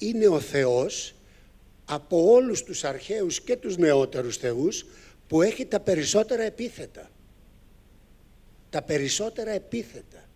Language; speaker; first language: Greek; native; Greek